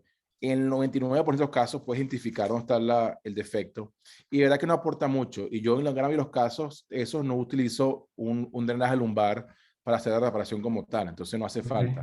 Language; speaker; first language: Spanish; native; Spanish